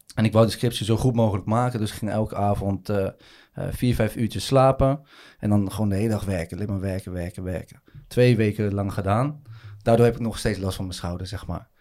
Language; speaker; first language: Dutch; native; Dutch